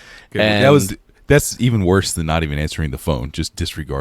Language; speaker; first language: English; native; English